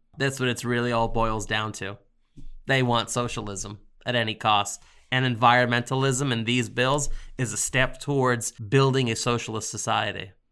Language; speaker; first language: English; native; English